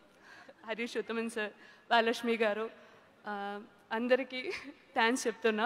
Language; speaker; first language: Telugu; non-native, learner; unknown